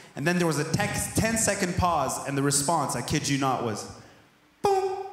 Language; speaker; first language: English; native; English